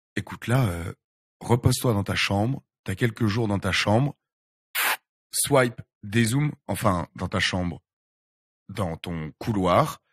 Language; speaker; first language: French; native; French